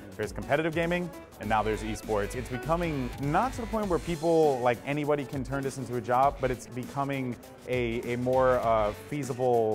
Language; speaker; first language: English; native; English